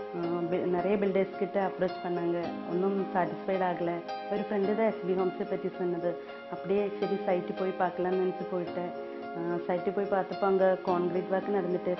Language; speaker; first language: Tamil; non-native, learner; Malayalam